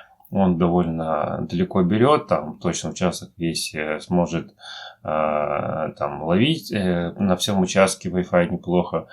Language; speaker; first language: Russian; native; Russian